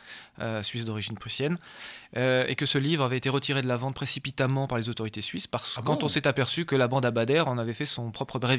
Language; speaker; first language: French; native; French